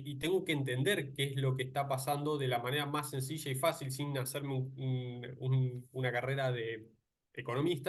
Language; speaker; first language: Spanish; native; Spanish